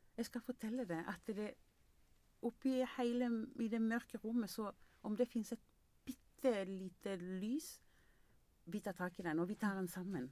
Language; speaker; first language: Norwegian; non-native, fluent; Spanish